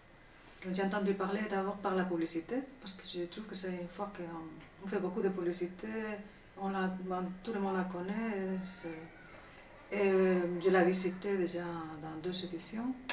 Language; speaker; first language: French; non-native, fluent; Spanish